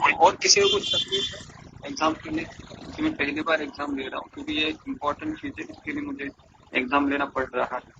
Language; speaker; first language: Hindi; non-native, local second language; Marathi